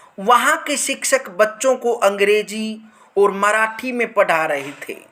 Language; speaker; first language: Hindi; native; Hindi